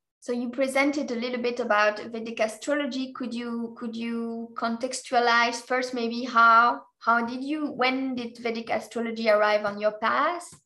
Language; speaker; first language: English; non-native, fluent; French